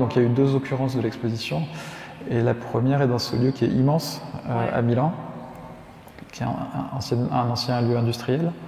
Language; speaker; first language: French; native; French